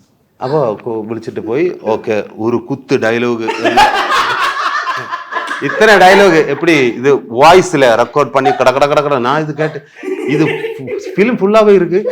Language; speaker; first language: Tamil; non-native, learner; Malayalam